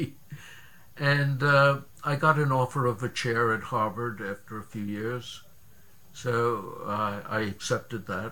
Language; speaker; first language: English; native; English